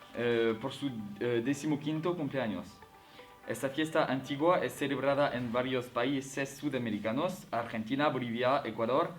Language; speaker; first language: Spanish; non-native, learner; French